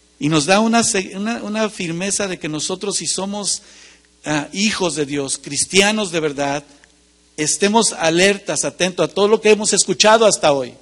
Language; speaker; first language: Spanish; native; Spanish